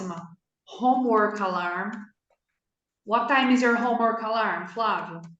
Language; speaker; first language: English; non-native, fluent; Portuguese